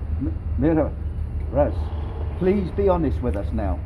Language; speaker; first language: English; native; English